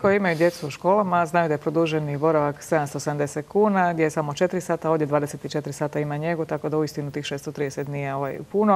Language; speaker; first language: Croatian; native; Croatian